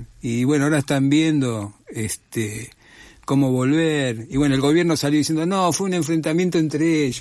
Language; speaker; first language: Spanish; native; Spanish